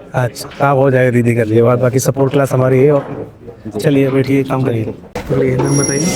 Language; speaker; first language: Hindi; native; Hindi